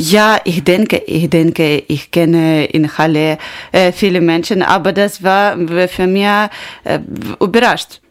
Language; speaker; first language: German; non-native, learner; Ukrainian